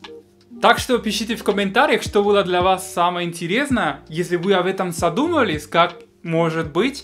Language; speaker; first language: Russian; non-native, fluent; Spanish